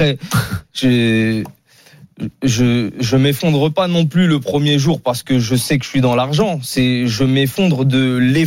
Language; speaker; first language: French; native; French